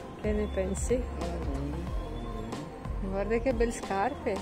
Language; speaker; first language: Italian; non-native, learner; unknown